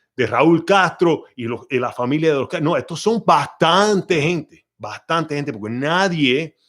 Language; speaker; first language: Spanish; early bilingual, heritage; Spanish